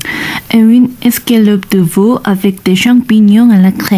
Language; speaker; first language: French; non-native, learner; Korean